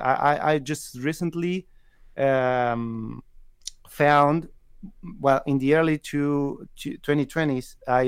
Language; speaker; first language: English; non-native, fluent; Spanish